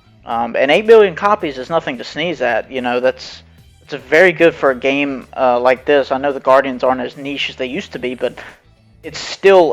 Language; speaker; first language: English; native; English